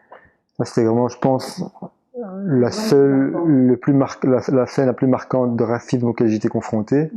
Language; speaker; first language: French; early bilingual, other home language; Arabic